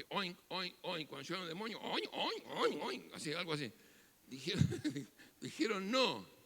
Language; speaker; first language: Spanish; native; Spanish